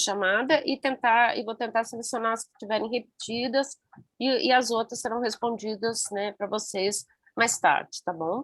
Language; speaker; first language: Portuguese; non-native, learner; Spanish